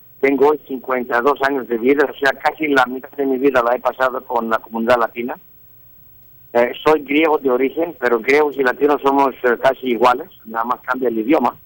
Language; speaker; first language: Spanish; non-native, fluent; Greek